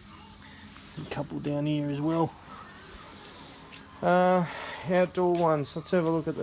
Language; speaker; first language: English; native; English